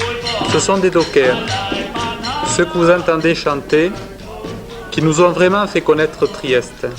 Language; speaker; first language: French; native; French